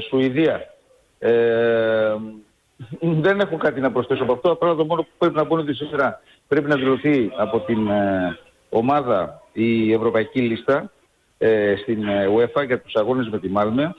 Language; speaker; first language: Greek; native; Greek